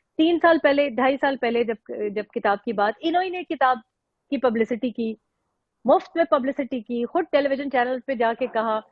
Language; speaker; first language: Urdu; non-native, local second language; Pashto